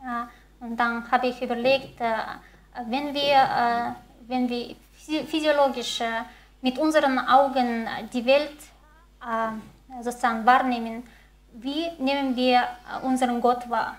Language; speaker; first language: German; non-native, fluent; Chinese